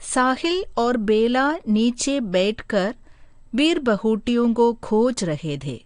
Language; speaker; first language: Hindi; non-native, local second language; Malayalam